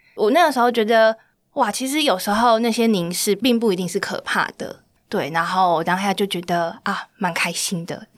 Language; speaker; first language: Chinese; native; Chinese